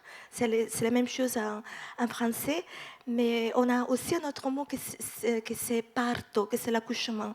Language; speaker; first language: French; non-native, fluent; Italian